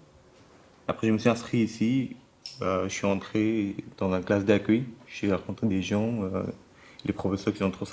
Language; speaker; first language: French; non-native, fluent; Bangla